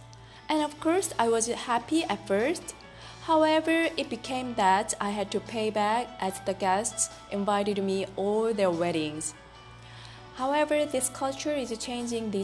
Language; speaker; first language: English; non-native, fluent; Korean